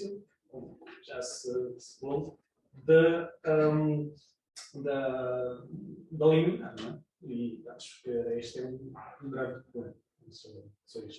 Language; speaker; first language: Portuguese; non-native, fluent; Catalan